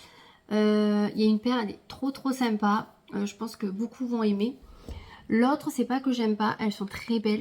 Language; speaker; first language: French; native; French